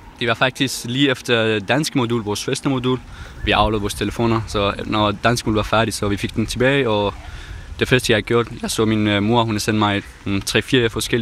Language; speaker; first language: Danish; non-native, fluent; Persian